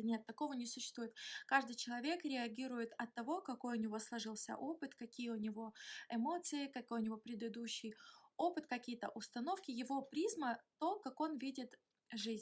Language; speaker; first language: Russian; native; Russian